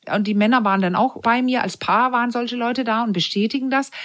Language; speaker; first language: German; non-native, fluent; Danish